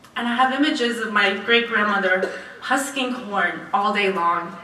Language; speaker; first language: English; early bilingual, other home language; Romanian